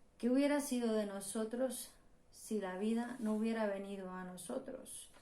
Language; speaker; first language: Spanish; native; Spanish